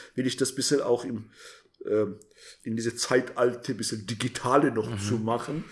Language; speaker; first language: German; non-native, fluent; Persian